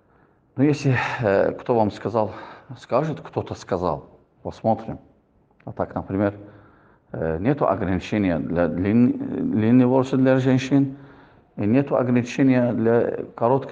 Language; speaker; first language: Russian; non-native, fluent; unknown